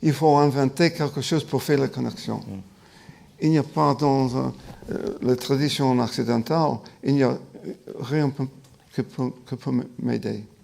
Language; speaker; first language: French; non-native, fluent; English